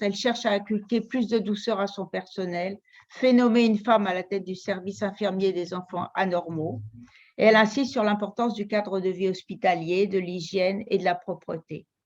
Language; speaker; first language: French; native; French